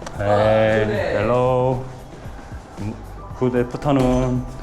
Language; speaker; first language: English; non-native, learner; Korean